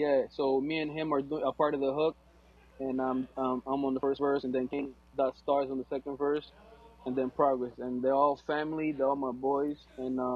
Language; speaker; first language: English; non-native, fluent; Portuguese